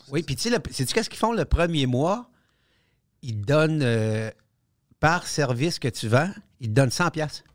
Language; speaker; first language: French; native; French